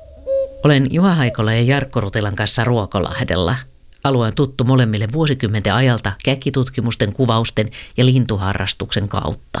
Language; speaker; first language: Finnish; native; Finnish